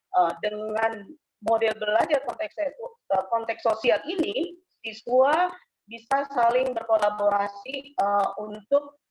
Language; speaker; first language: Indonesian; native; Indonesian